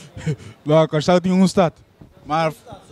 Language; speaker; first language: Dutch; native; Dutch